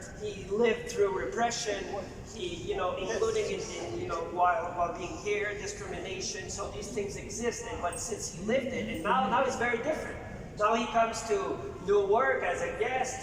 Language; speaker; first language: English; non-native, learner; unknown